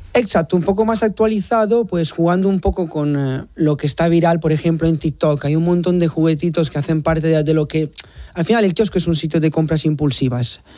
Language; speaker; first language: Spanish; non-native, fluent; Italian